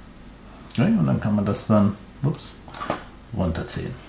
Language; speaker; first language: German; non-native, fluent; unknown